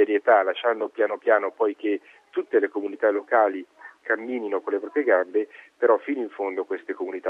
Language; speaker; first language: Italian; native; Italian